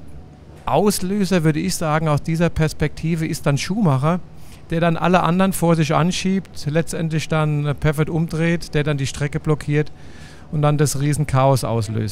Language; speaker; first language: German; native; German